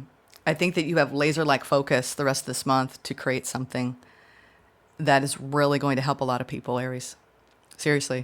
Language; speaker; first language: English; native; English